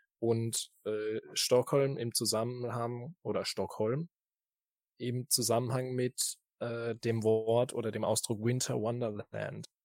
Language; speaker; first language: German; native; German